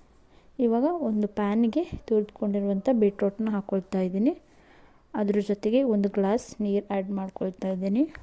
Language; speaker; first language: Kannada; native; Kannada